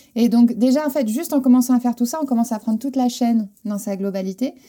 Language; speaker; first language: French; non-native, fluent; Spanish